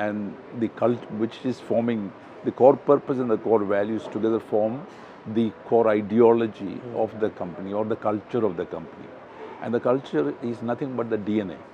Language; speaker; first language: English; non-native, local second language; Malayalam